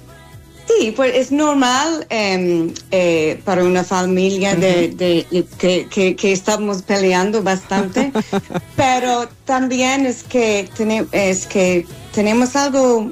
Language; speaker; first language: Spanish; non-native, fluent; English